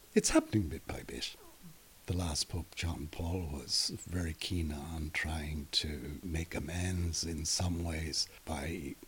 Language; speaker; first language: English; native; English